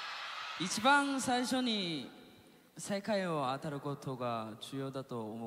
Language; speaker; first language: Japanese; non-native, learner; Korean